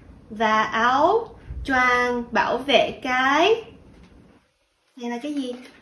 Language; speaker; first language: Vietnamese; native; Vietnamese